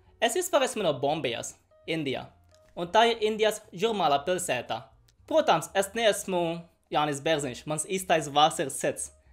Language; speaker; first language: Latvian; non-native, fluent; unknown